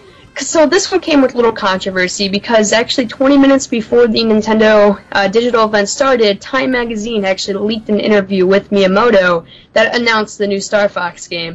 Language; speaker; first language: English; native; English